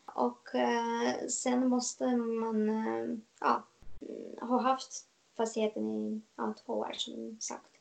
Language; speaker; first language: Swedish; non-native, fluent; Romanian